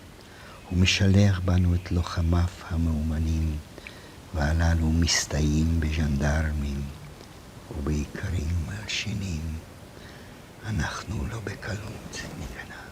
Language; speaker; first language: Hebrew; non-native, fluent; German